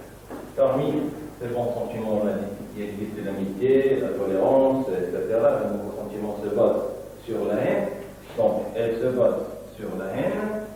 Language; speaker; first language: French; non-native, local second language; Arabic